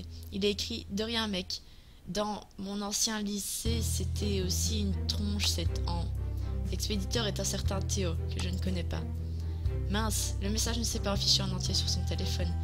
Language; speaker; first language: French; native; French